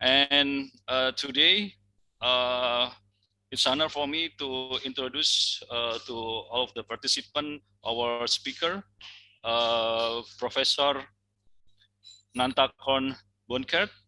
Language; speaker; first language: English; non-native, fluent; Indonesian